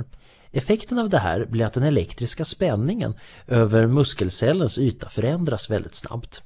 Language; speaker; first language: Swedish; native; Swedish